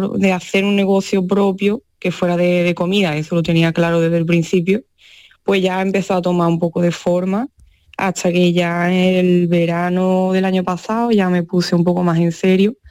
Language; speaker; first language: Spanish; native; Spanish